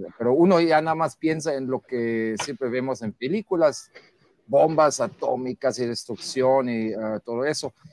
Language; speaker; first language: Spanish; non-native, fluent; German